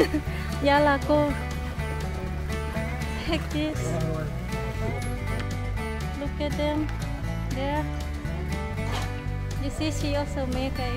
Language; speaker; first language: English; non-native, learner; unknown